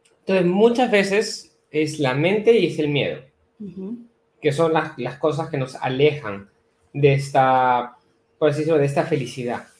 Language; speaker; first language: Spanish; native; Spanish